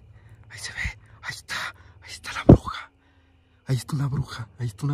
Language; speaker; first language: Spanish; native; Spanish